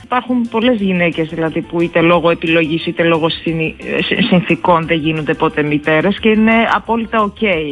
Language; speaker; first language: Greek; non-native, fluent; Georgian